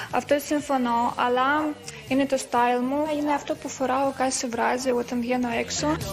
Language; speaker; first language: Greek; non-native, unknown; Russian